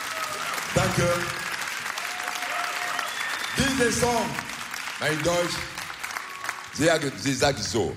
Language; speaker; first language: German; non-native, learner; French